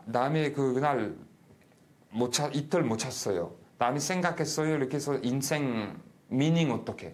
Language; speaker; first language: Korean; non-native, learner; French